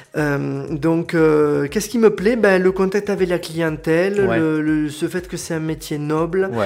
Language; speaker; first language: French; native; French